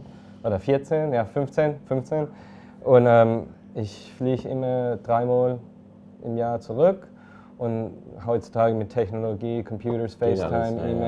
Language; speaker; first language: German; early bilingual, heritage; English